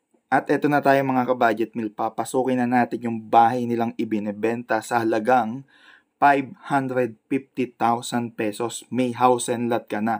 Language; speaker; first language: Filipino; native; Filipino